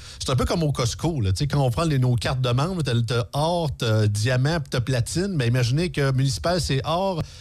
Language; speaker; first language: French; native; French